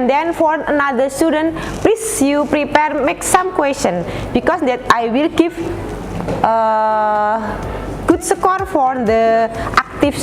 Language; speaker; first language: English; non-native, learner; Indonesian